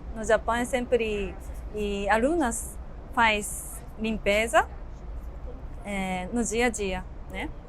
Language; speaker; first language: Portuguese; non-native, learner; Japanese